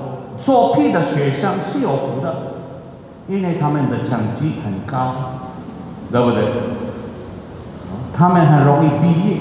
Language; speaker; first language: Chinese; non-native, fluent; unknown